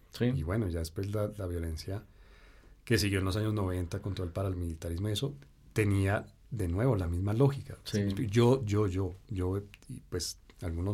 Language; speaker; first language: Spanish; native; Spanish